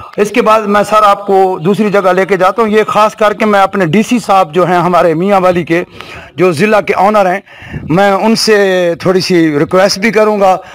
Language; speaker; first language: Urdu; non-native, local second language; Saraiki